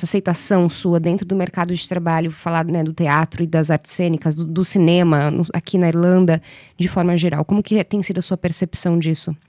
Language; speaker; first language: Portuguese; native; Portuguese